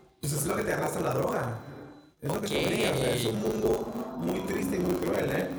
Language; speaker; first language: Spanish; native; Spanish